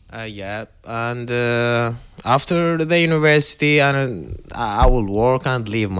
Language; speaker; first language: English; non-native, learner; Arabic